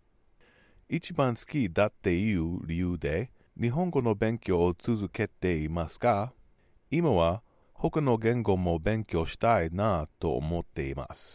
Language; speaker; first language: Japanese; non-native, learner; English